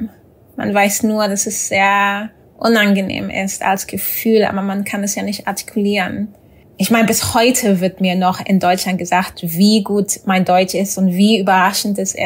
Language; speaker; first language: German; early bilingual, other home language; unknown